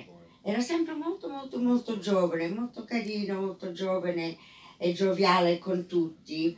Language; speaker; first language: Italian; non-native, fluent; English